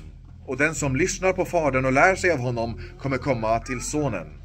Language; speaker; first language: Swedish; non-native, local second language; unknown